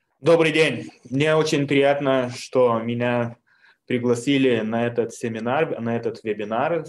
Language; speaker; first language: Russian; non-native, fluent; Lithuanian